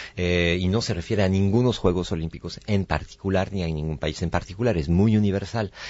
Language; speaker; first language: Spanish; non-native, fluent; French